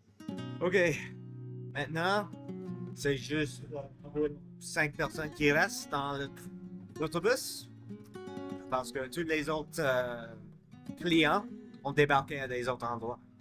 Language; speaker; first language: French; non-native, learner; English